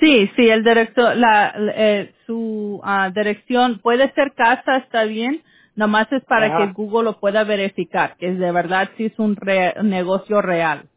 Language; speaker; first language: Spanish; early bilingual, heritage; Spanish